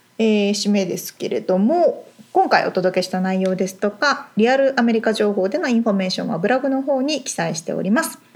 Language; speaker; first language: Japanese; native; Japanese